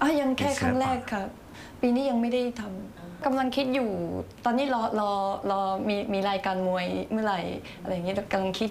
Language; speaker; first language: Thai; early bilingual, heritage; Thai